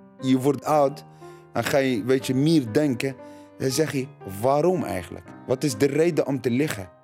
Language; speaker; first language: Dutch; non-native, learner; Arabic